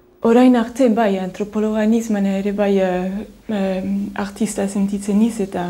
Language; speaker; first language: Basque; non-native, learner; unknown